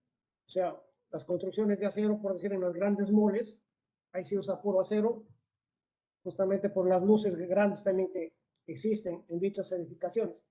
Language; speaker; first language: Spanish; native; Spanish